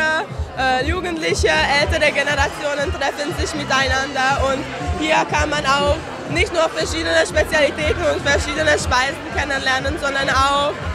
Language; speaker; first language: German; non-native, local second language; Hungarian